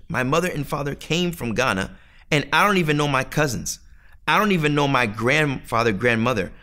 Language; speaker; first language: English; native; English